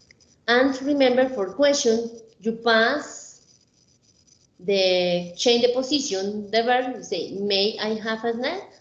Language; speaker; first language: English; non-native, fluent; Spanish